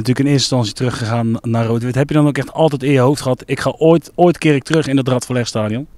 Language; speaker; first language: Dutch; native; Dutch